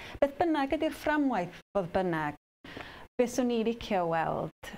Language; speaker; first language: Welsh; native; Welsh